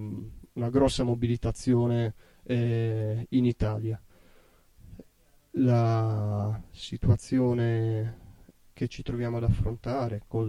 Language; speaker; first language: Italian; native; Italian